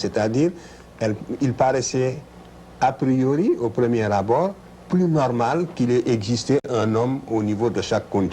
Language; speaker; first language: French; non-native, local second language; Wolof